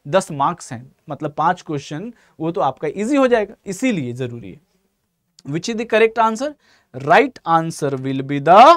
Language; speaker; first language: Hindi; native; Hindi